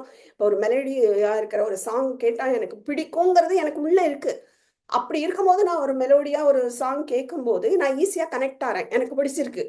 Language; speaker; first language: Tamil; native; Tamil